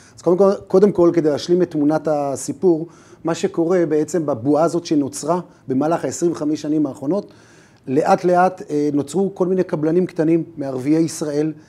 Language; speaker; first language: Hebrew; native; Hebrew